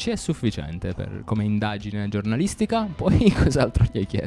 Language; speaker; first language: Italian; native; Italian